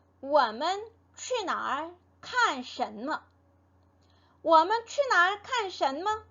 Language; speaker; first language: Chinese; non-native, fluent; Korean